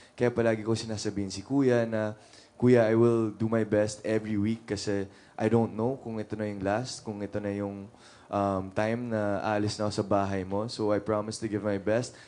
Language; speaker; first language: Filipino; native; Filipino